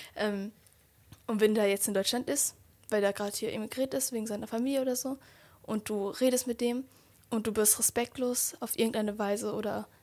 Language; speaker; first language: German; native; German